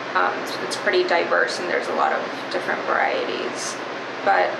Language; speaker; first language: English; native; English